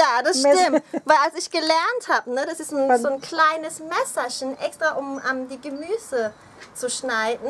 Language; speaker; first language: German; early bilingual, other home language; Thai